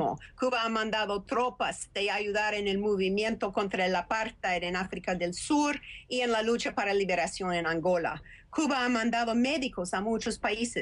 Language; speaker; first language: Spanish; non-native, fluent; English